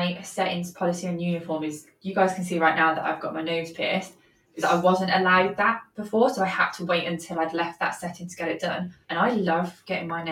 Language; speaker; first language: English; native; English